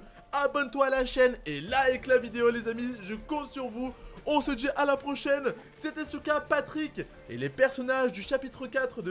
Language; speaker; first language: French; native; French